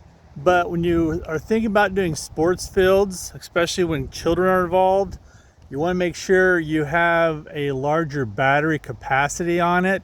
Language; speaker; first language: English; native; English